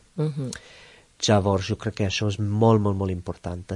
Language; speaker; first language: Catalan; non-native, fluent; English